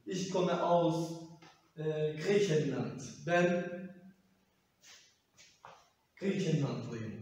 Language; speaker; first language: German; non-native, learner; Turkish